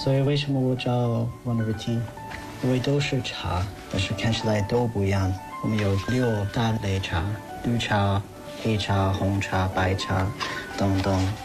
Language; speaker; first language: Chinese; non-native, fluent; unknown